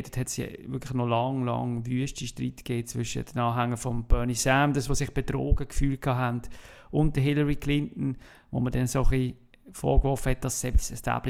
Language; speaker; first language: German; native; German